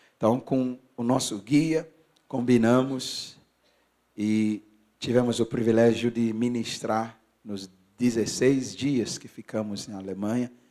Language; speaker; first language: Portuguese; non-native, fluent; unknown